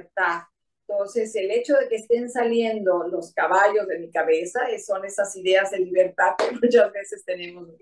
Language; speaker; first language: Spanish; native; Spanish